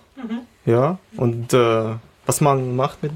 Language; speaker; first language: German; non-native, learner; Arabic